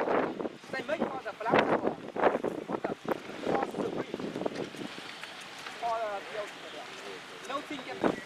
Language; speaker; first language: English; non-native, learner; Vietnamese